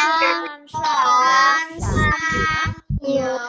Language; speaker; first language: Chinese; non-native, fluent; Indonesian